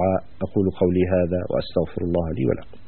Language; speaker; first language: Arabic; native; Arabic